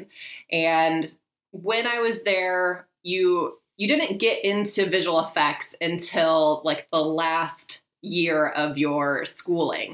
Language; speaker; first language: English; native; English